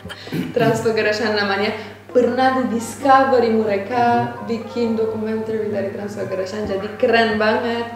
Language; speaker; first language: Indonesian; non-native, fluent; Romanian